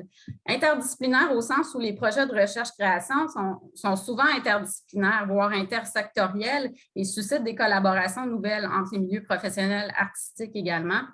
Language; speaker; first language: French; native; French